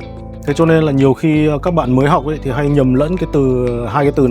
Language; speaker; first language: Vietnamese; native; Vietnamese